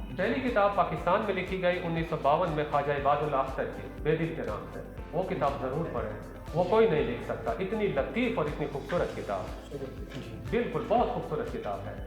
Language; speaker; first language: Urdu; non-native, local second language; Pashto